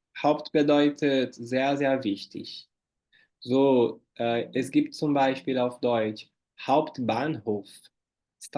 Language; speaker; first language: German; non-native, fluent; Portuguese